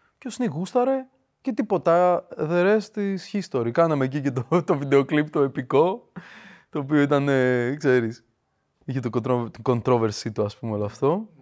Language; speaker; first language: Greek; early bilingual, other home language; Russian